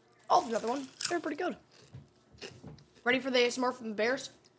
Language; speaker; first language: English; native; English